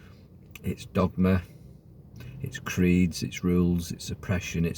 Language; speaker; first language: English; native; English